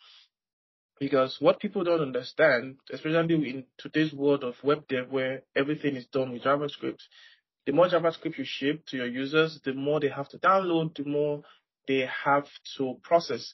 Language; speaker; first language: English; non-native, local second language; Yoruba